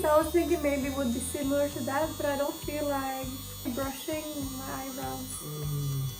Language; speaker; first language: English; non-native, fluent; Norwegian